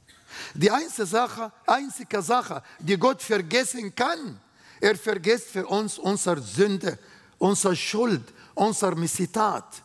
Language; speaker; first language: German; non-native, fluent; Arabic